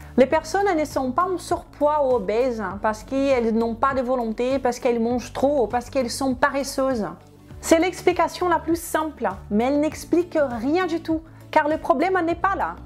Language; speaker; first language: French; non-native, fluent; Portuguese